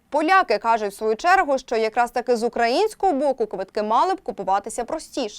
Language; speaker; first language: Ukrainian; native; Ukrainian